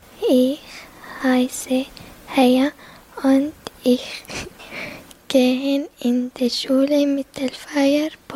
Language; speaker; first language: German; non-native, learner; Arabic